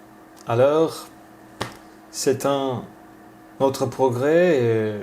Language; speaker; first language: French; non-native, learner; Russian